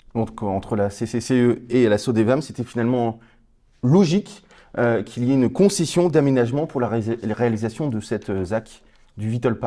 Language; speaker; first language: French; native; French